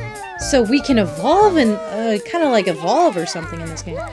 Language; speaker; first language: English; native; English